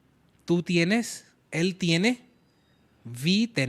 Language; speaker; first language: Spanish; non-native, learner; Hindi